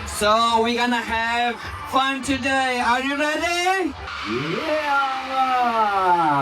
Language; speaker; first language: English; non-native, learner; Turkish